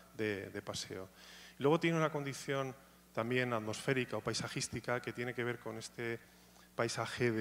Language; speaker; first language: Spanish; native; Spanish